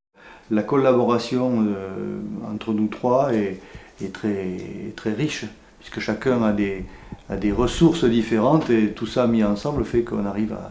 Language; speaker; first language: French; native; French